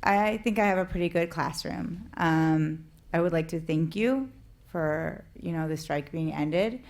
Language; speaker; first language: English; native; English